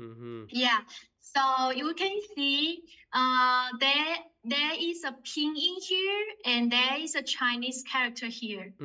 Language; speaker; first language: English; non-native, fluent; Chinese